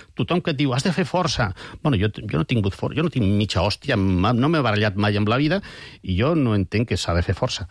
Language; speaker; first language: Catalan; non-native, local second language; Spanish